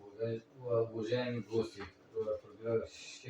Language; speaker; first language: Russian; non-native, learner; Uzbek